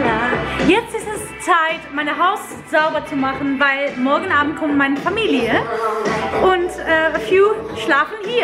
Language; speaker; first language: German; non-native, fluent; Dutch